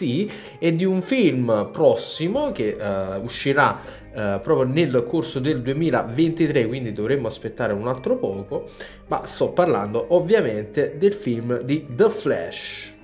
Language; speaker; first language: Italian; native; Italian